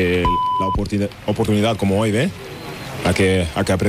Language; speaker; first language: Spanish; non-native, learner; German